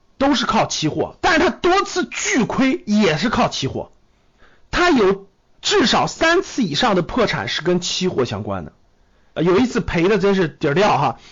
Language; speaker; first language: Chinese; native; Chinese